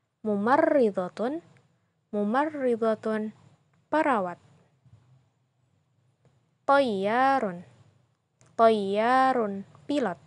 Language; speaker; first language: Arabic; non-native, fluent; Indonesian